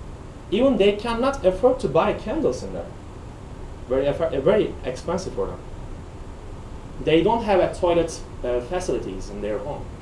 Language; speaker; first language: English; non-native, learner; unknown